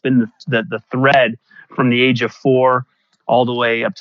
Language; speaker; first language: English; native; English